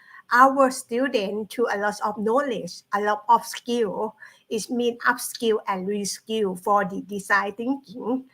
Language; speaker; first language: English; non-native, learner; Thai